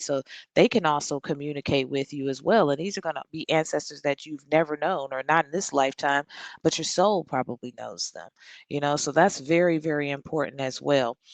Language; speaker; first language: English; native; English